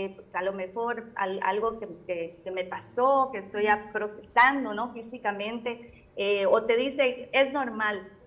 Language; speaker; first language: Spanish; native; Spanish